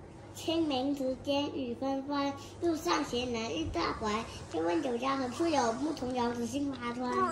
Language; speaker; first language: Chinese; native; Chinese